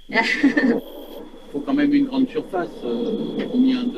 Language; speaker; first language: French; native; French